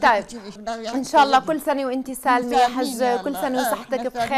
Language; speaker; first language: Arabic; native; Arabic